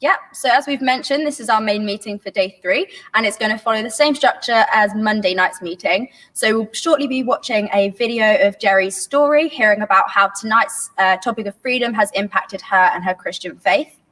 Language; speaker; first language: English; native; English